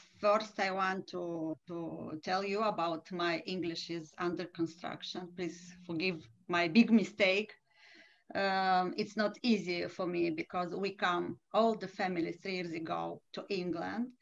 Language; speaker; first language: English; non-native, learner; Romanian